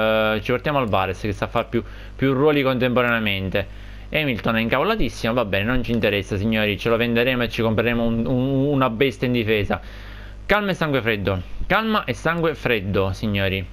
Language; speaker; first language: Italian; native; Italian